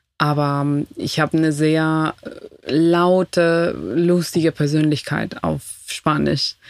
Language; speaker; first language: German; non-native, fluent; Spanish